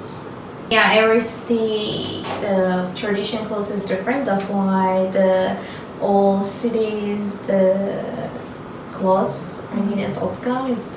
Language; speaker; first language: English; non-native, learner; Turkish